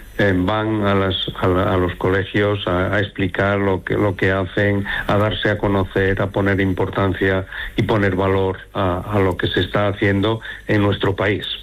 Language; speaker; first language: Spanish; native; Spanish